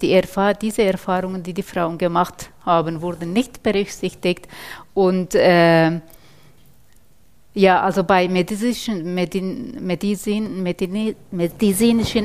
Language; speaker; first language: German; non-native, fluent; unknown